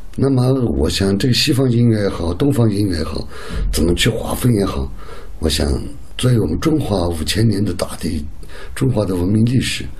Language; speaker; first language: Chinese; non-native, local second language; Uyghur